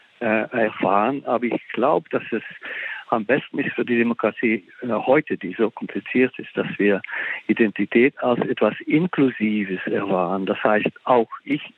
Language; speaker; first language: German; non-native, fluent; Dutch